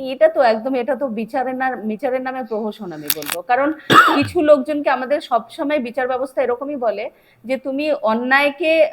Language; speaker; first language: Bangla; native; Bangla